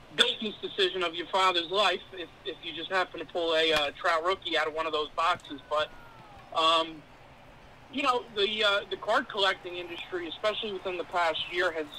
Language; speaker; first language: English; native; English